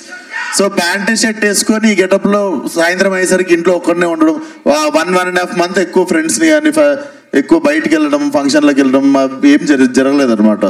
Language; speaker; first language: Telugu; native; Telugu